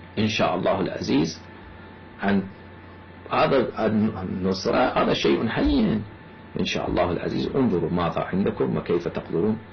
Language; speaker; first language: Arabic; non-native, fluent; Persian